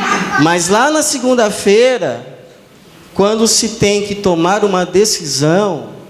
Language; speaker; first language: Portuguese; native; Portuguese